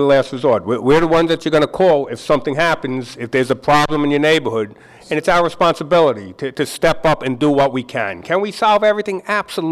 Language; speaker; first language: English; native; English